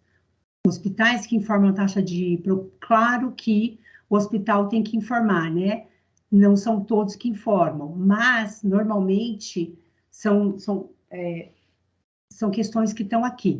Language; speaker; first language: Portuguese; native; Portuguese